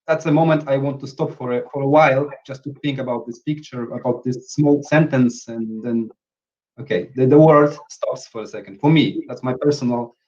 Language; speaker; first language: English; non-native, fluent; Polish